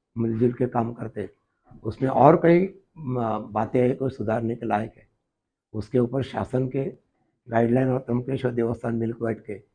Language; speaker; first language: Hindi; non-native, local second language; Marathi